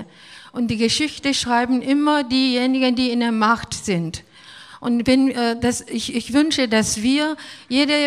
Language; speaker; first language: German; non-native, fluent; Korean